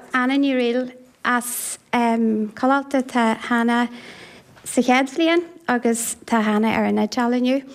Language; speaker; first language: Irish; native; Irish